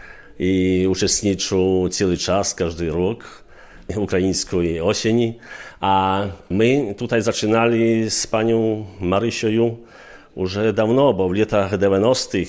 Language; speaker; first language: Polish; non-native, local second language; Ukrainian